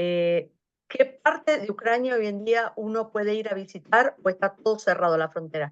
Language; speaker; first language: Spanish; native; Spanish